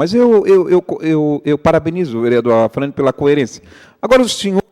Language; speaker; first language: Portuguese; native; Portuguese